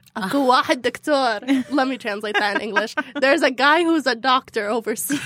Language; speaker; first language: English; early bilingual, heritage; Arabic